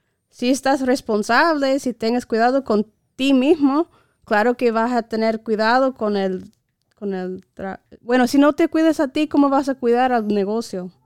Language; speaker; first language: Spanish; non-native, fluent; English